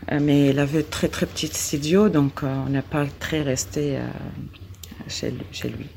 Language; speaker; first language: French; non-native, learner; Arabic